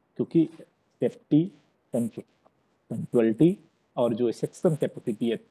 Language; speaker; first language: Hindi; native; Hindi